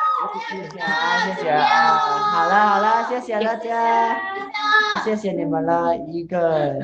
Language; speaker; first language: Chinese; non-native, learner; Hmong